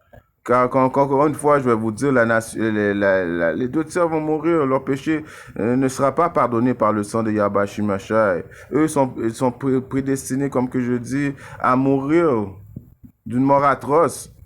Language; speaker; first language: French; native; French